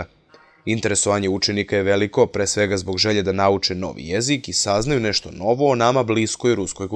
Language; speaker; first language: Serbian; native; Serbian